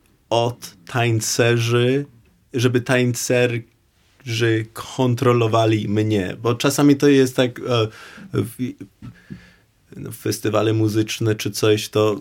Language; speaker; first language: Polish; non-native, learner; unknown